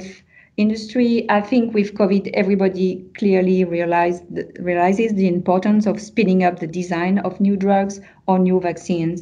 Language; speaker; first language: English; non-native, fluent; French